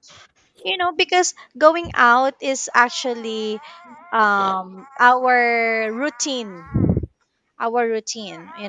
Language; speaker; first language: English; non-native, local second language; Filipino